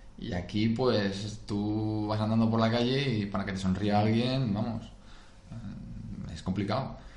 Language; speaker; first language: Spanish; native; Spanish